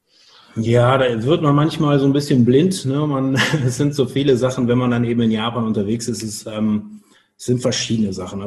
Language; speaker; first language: German; native; German